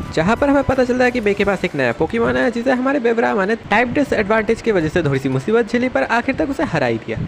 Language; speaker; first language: Hindi; native; Hindi